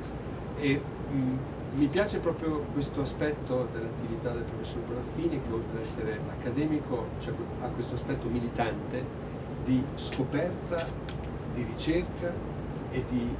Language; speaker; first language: Italian; native; Italian